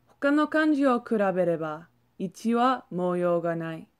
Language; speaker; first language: Japanese; non-native, learner; English